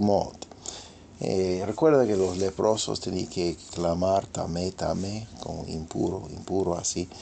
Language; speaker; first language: Spanish; non-native, fluent; English